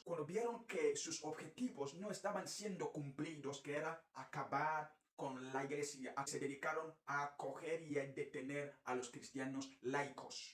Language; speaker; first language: Spanish; non-native, fluent; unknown